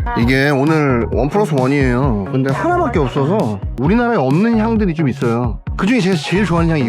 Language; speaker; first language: Korean; native; Korean